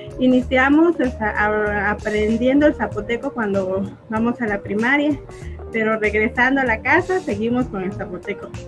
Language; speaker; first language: Spanish; non-native, local second language; Zapotec